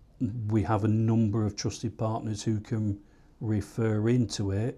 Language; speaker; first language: English; native; English